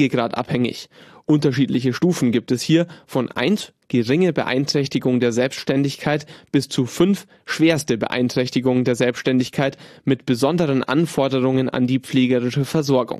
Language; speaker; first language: German; native; German